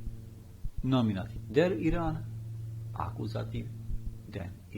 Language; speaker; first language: German; non-native, fluent; Bosnian